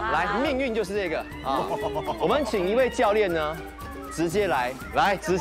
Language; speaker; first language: Chinese; native; Chinese